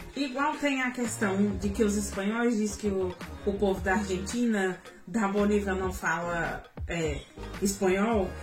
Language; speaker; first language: Portuguese; native; Portuguese